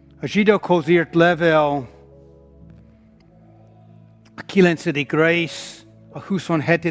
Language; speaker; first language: Hungarian; non-native, fluent; English